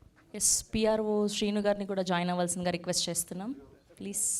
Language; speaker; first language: Telugu; native; Telugu